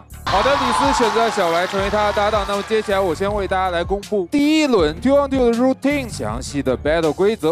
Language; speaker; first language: Chinese; native; Chinese